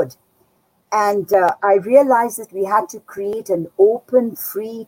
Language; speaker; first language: English; non-native, local second language; Nepali